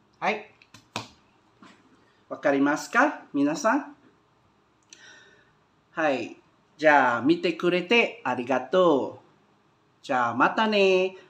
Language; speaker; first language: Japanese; non-native, learner; Malay